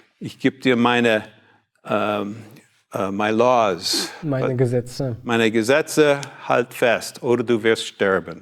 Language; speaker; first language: German; non-native, learner; English